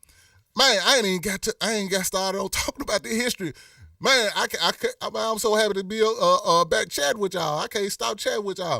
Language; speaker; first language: English; native; English